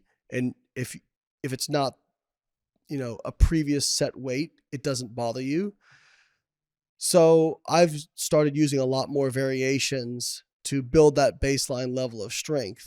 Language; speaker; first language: English; native; English